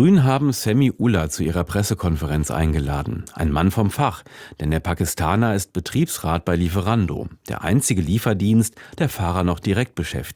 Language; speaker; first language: German; native; German